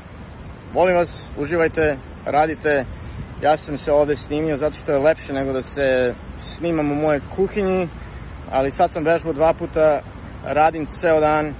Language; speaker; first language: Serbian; early bilingual, heritage; Serbian